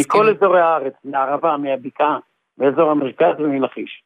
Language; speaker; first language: Hebrew; native; Hebrew